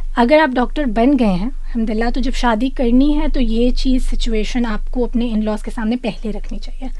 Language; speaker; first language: Urdu; native; Urdu